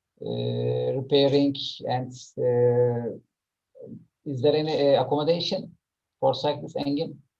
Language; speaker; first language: English; non-native, learner; Turkish